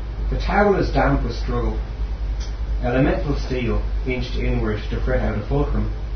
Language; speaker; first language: English; native; English